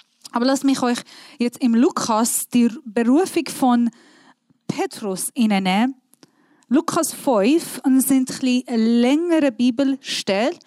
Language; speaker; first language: German; non-native, fluent; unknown